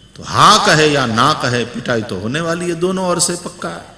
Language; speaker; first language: Hindi; non-native, local second language; Gujarati